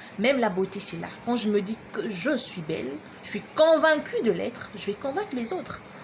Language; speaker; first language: French; non-native, local second language; Lingala